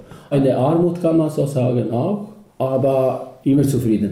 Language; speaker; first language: German; non-native, learner; Albanian